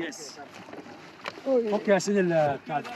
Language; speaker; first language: English; non-native, learner; Arabic